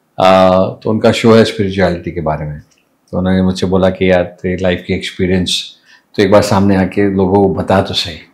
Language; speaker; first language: Hindi; non-native, local second language; English